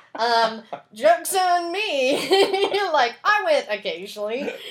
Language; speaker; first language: English; native; English